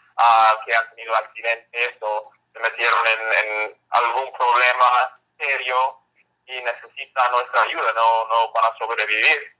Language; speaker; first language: Spanish; non-native, fluent; English